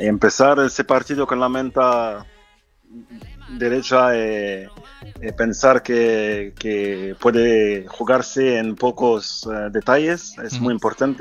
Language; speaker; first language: Spanish; non-native, fluent; French